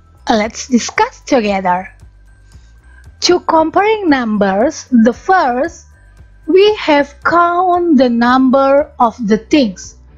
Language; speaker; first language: English; non-native, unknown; Indonesian